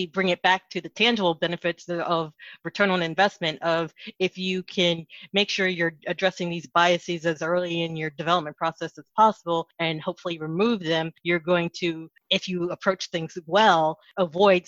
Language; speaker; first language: English; native; English